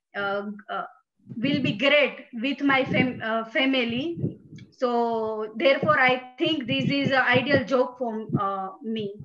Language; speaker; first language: English; non-native, local second language; Gujarati